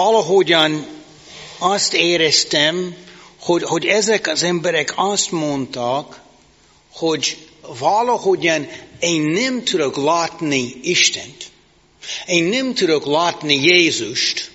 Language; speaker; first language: Hungarian; non-native, fluent; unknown